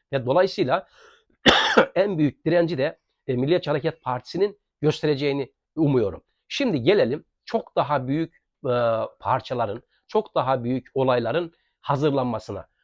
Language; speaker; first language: Turkish; native; Turkish